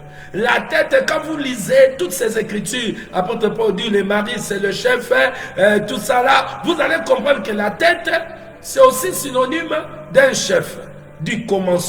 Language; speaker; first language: French; non-native, local second language; Lingala